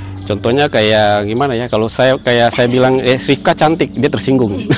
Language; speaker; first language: Indonesian; native; Indonesian